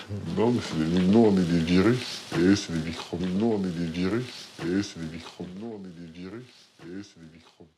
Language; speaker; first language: French; native; French